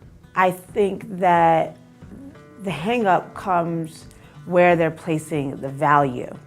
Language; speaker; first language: English; native; English